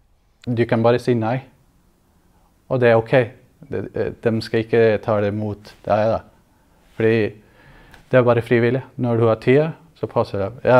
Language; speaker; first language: Norwegian; non-native, fluent; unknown